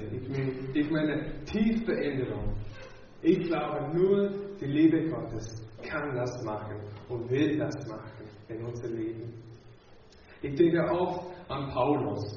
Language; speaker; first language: German; non-native, fluent; English